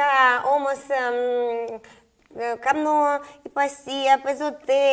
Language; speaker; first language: Greek; non-native, learner; Russian